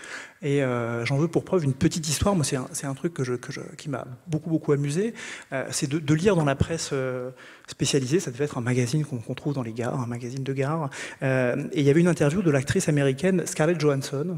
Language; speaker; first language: French; native; French